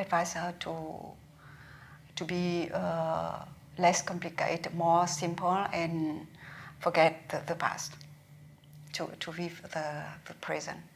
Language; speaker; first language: English; non-native, learner; Vietnamese